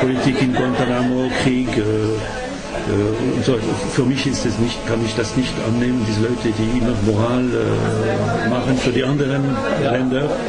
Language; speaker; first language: German; non-native, learner; French